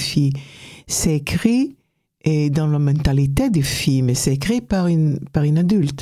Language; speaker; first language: French; non-native, fluent; Hebrew